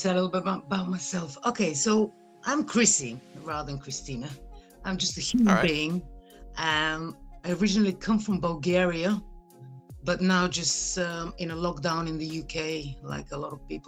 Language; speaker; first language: English; non-native, fluent; Bulgarian